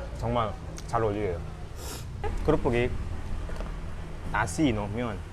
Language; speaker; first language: Korean; non-native, learner; Indonesian